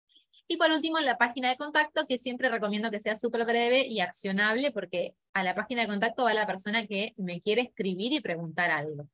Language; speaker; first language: Spanish; native; Spanish